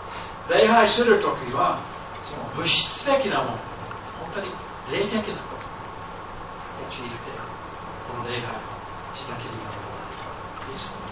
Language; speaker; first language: Japanese; non-native, fluent; English